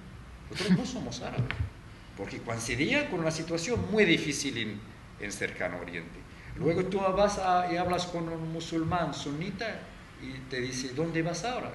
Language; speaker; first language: Spanish; non-native, fluent; Arabic